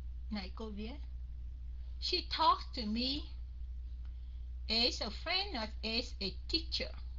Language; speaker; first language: English; non-native, fluent; Vietnamese